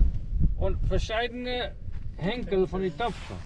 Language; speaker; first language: German; non-native, learner; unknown